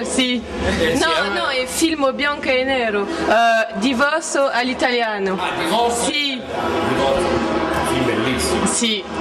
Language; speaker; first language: Italian; non-native, learner; French